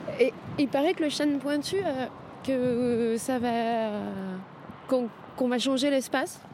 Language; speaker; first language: French; native; French